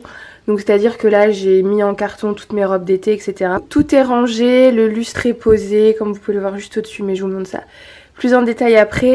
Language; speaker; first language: French; native; French